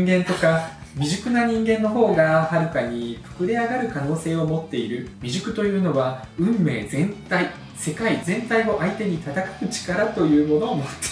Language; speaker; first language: Japanese; early bilingual, other home language; Russian